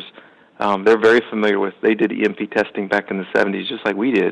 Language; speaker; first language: English; native; English